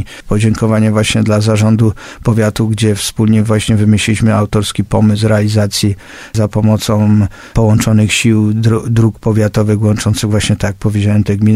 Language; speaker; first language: Polish; native; Polish